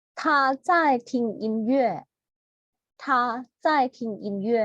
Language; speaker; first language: Chinese; non-native, fluent; Thai